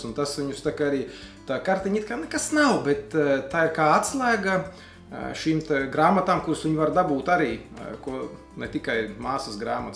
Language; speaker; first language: Latvian; native; Latvian